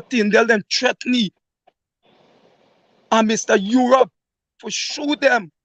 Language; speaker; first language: English; native; English